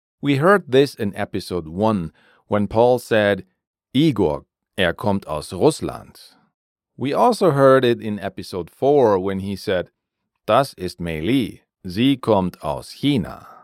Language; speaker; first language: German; non-native, fluent; English